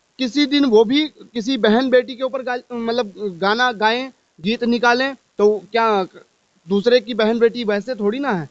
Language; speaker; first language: Hindi; native; Hindi